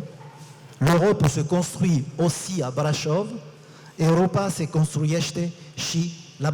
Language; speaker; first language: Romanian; non-native, fluent; French